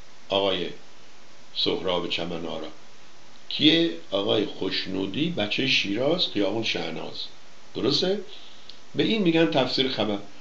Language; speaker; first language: Persian; native; Persian